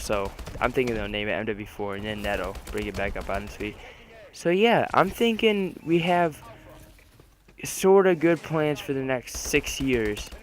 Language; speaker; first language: English; native; English